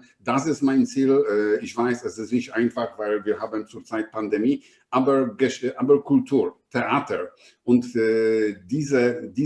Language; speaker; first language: German; non-native, fluent; Polish